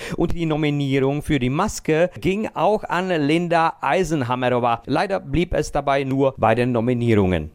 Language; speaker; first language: German; native; German